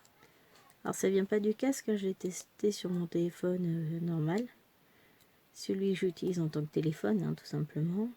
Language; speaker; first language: French; native; French